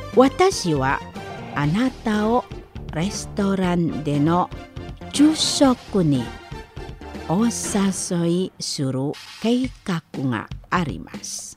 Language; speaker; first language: Japanese; non-native, fluent; Indonesian